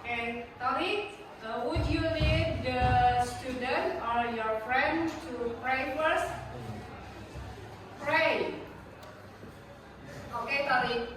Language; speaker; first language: English; non-native, fluent; Indonesian